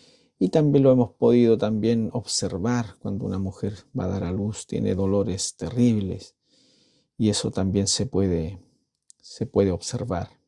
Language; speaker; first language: Spanish; native; Spanish